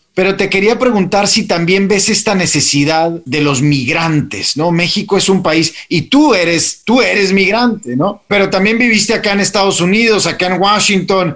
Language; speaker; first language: Spanish; native; Spanish